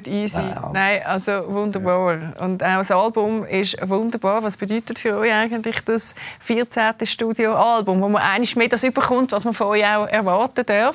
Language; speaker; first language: German; native; German